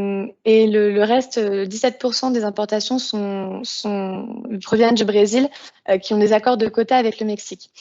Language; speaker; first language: French; native; French